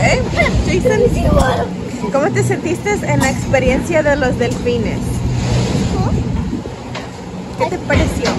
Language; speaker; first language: Spanish; early bilingual, heritage; Spanish